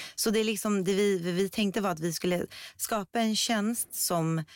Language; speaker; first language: Swedish; early bilingual, other home language; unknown